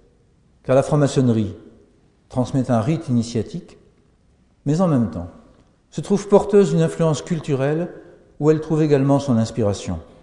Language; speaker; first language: French; native; French